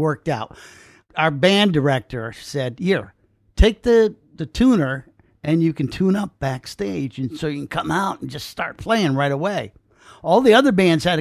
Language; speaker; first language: English; native; English